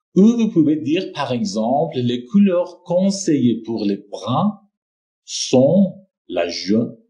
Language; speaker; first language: French; non-native, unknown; Persian